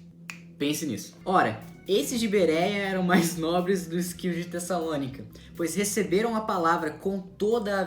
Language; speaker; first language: Portuguese; native; Portuguese